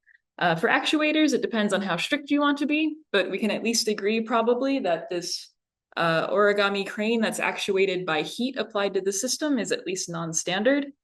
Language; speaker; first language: English; native; English